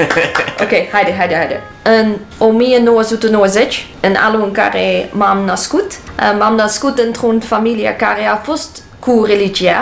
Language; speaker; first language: Romanian; non-native, learner; English